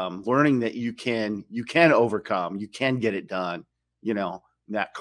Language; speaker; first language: English; native; English